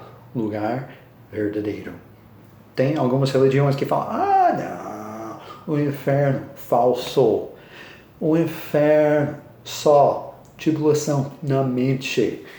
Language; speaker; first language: Portuguese; non-native, learner; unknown